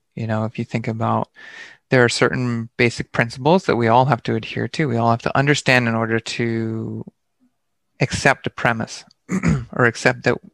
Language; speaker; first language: English; native; English